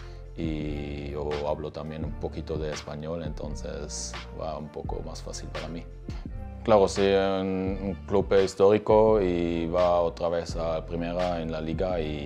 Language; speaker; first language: Spanish; non-native, learner; Turkish